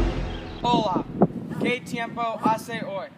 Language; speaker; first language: Spanish; non-native, learner; English